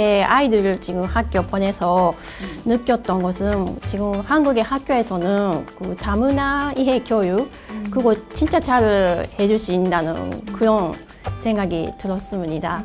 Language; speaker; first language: Korean; non-native, fluent; Japanese